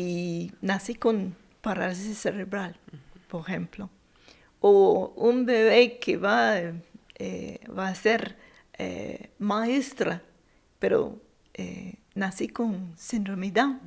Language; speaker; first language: Spanish; non-native, fluent; English